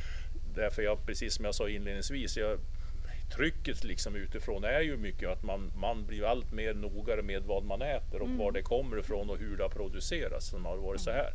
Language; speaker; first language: Swedish; native; Swedish